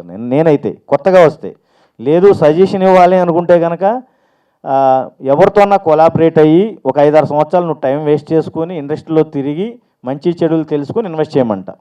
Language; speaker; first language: Telugu; native; Telugu